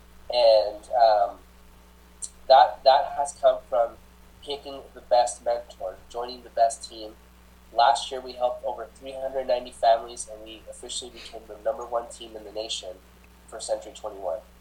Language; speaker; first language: English; early bilingual, other home language; Spanish